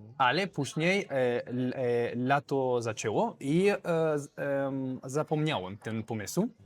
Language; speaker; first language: Polish; non-native, learner; Spanish